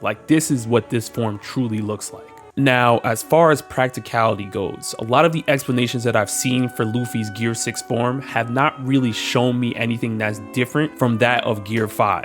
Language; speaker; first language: English; native; English